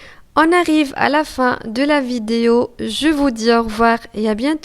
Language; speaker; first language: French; non-native, local second language; Arabic